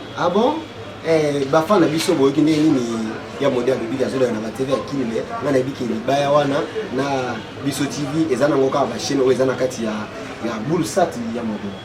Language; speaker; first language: Lingala; non-native, local second language; Luba-Lulua